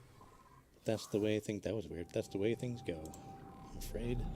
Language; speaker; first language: English; native; English